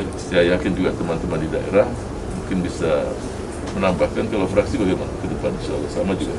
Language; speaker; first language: Indonesian; native; Indonesian